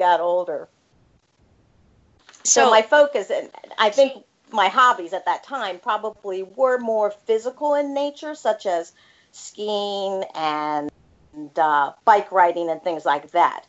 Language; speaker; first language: English; native; English